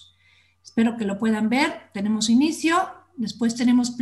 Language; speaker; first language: Spanish; native; Spanish